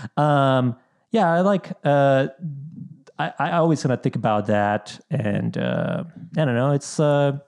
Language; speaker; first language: English; early bilingual, other home language; Bosnian